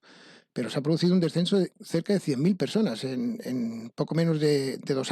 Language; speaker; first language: Spanish; native; Spanish